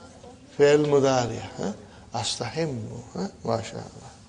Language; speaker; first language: Arabic; non-native, fluent; English